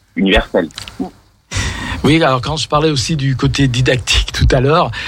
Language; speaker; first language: French; native; French